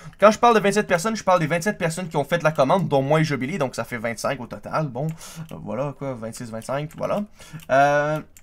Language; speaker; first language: French; native; French